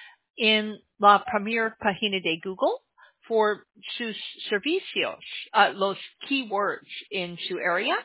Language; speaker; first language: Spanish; non-native, learner; English